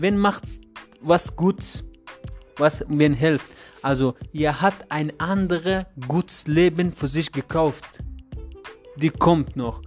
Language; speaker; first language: German; non-native, learner; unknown